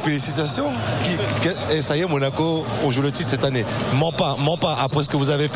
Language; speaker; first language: French; native; French